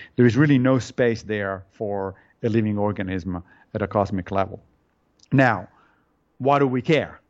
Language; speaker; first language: English; non-native, fluent; Italian